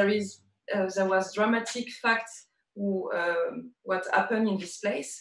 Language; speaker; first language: English; non-native, learner; French